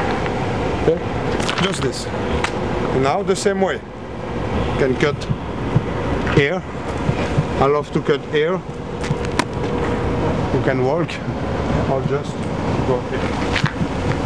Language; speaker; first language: English; non-native, learner; French